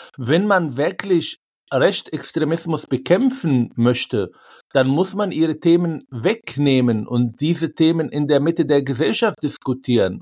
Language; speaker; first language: German; non-native, fluent; Arabic